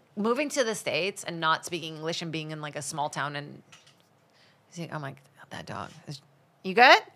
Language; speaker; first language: English; non-native, fluent; Portuguese